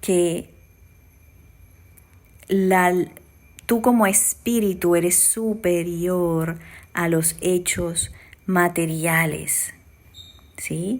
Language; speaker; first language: Spanish; native; Spanish